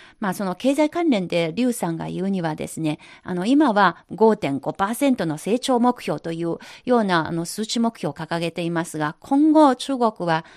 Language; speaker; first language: Japanese; non-native, fluent; Chinese